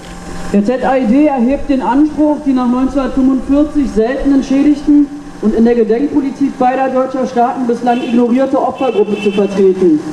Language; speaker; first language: German; native; German